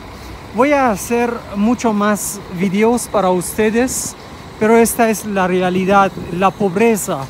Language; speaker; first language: Spanish; non-native, fluent; Portuguese